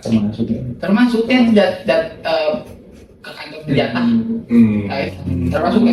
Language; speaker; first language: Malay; non-native, local second language; Sundanese